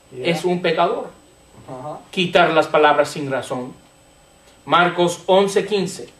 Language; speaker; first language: Spanish; non-native, fluent; English